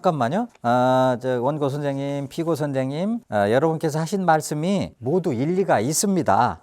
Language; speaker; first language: Korean; native; Korean